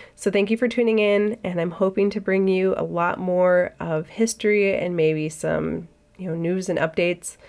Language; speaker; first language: English; native; English